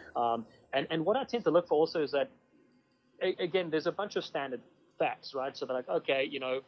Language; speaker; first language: English; native; English